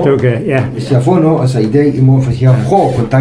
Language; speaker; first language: Danish; non-native, fluent; Kurdish